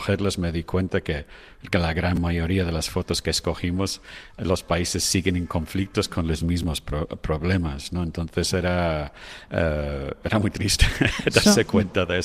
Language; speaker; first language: Spanish; non-native, fluent; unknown